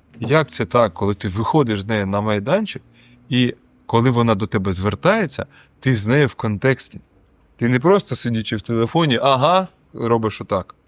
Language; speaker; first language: Ukrainian; non-native, local second language; Russian